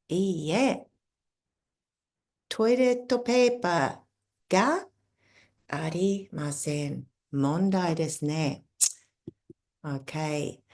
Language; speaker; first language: Japanese; non-native, fluent; English